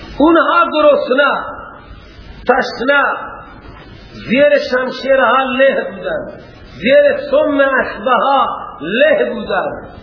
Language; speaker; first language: Persian; native; Persian